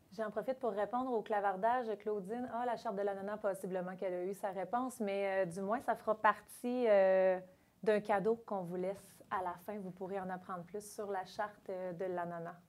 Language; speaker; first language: French; native; French